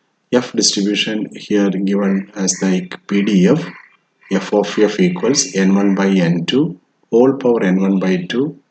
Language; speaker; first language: English; non-native, local second language; Malayalam